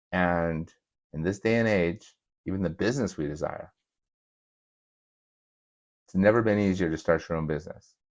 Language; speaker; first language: English; native; English